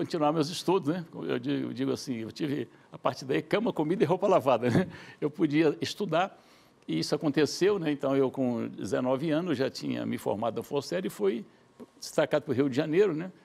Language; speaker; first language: Portuguese; native; Portuguese